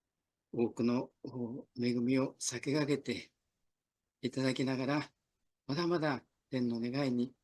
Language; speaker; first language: Japanese; native; Japanese